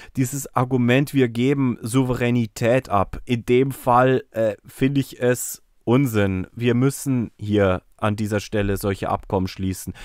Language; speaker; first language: German; native; German